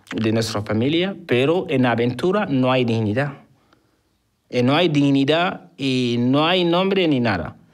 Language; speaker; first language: Spanish; non-native, fluent; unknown